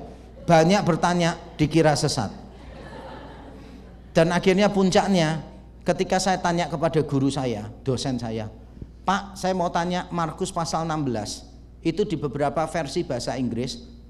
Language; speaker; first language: Indonesian; native; Indonesian